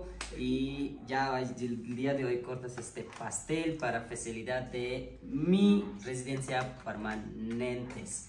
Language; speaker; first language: Spanish; non-native, learner; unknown